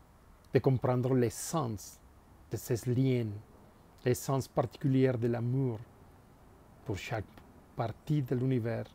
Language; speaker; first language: French; non-native, fluent; Spanish